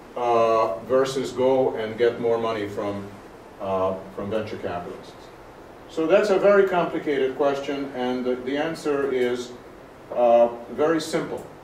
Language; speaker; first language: English; non-native, fluent; Hungarian